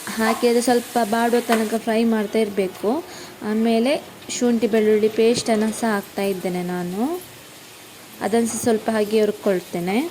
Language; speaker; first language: Kannada; non-native, local second language; Konkani